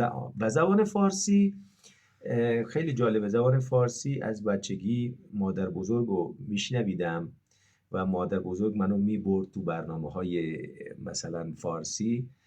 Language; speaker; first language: Persian; non-native, fluent; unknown